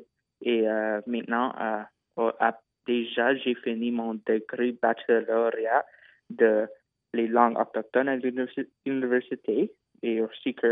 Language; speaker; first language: French; non-native, local second language; English